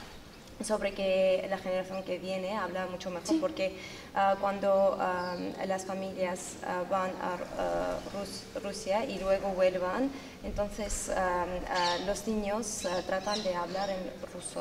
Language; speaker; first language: Spanish; non-native, fluent; Armenian